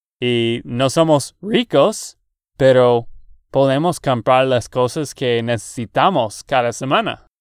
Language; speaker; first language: Spanish; non-native, fluent; English